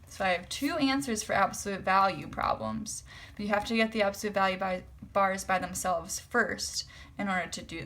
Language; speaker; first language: English; native; English